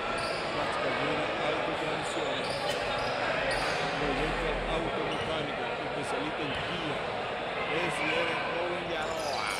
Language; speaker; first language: Spanish; native; Spanish